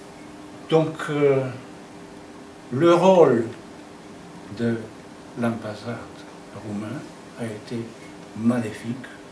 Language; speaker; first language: French; non-native, fluent; Romanian